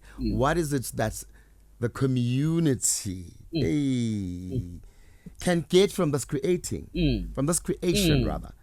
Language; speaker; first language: English; non-native, local second language; Zulu